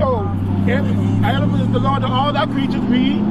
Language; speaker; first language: English; native; English